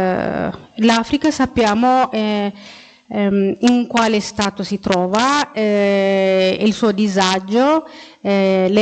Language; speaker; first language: Italian; non-native, fluent; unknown